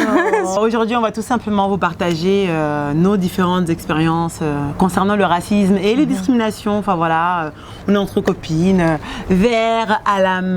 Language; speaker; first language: French; native; French